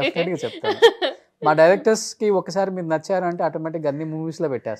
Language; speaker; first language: Telugu; native; Telugu